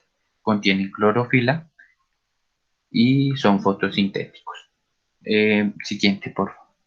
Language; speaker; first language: Spanish; native; Spanish